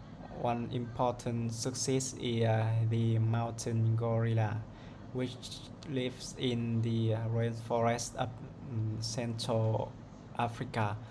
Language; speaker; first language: English; non-native, learner; Vietnamese